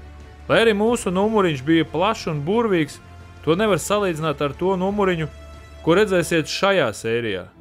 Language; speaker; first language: Latvian; native; Latvian